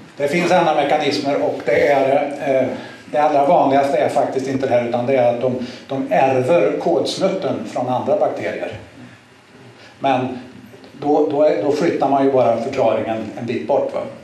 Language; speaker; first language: Swedish; native; Swedish